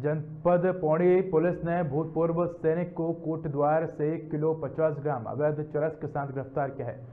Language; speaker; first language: Hindi; native; Hindi